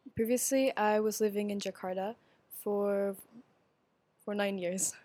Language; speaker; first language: English; non-native, fluent; Indonesian